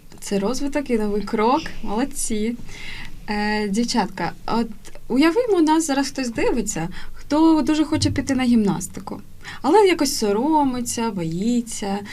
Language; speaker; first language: Ukrainian; native; Ukrainian